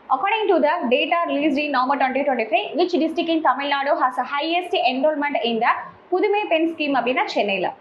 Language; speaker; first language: English; non-native, local second language; Tamil